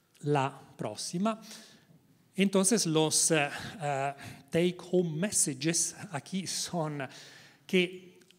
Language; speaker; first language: Spanish; non-native, learner; Italian